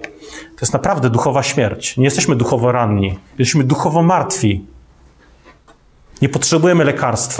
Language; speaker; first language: Polish; native; Polish